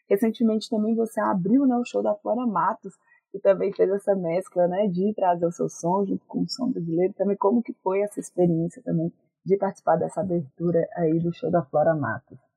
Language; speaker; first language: Portuguese; native; Portuguese